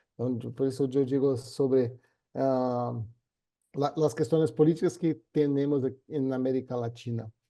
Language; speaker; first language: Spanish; non-native, fluent; Portuguese